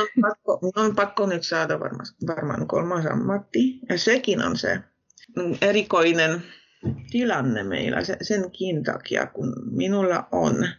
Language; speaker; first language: Finnish; non-native, fluent; Polish